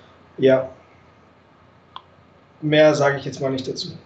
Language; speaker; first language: German; native; German